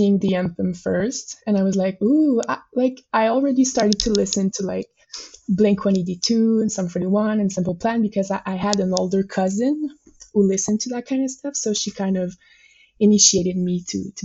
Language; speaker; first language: English; non-native, fluent; French